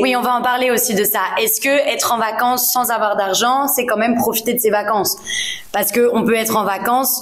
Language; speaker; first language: French; native; French